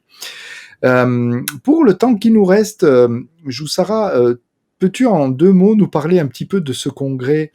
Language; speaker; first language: French; native; French